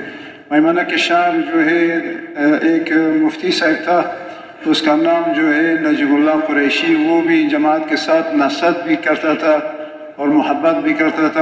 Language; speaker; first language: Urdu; non-native, local second language; Pashto